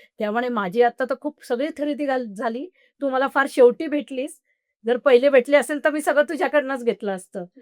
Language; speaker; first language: Marathi; non-native, local second language; Marwari